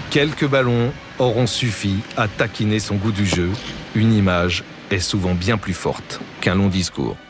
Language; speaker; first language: French; native; French